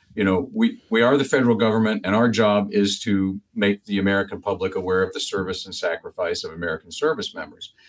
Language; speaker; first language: English; native; English